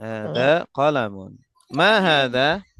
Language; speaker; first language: Indonesian; native; Indonesian